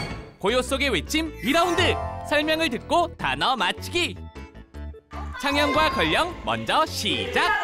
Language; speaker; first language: Korean; native; Korean